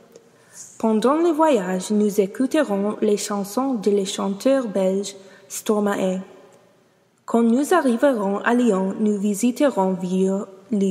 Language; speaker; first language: French; non-native, learner; English